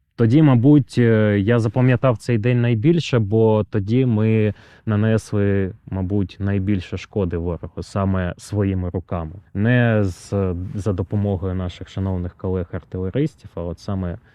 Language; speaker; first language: Ukrainian; native; Ukrainian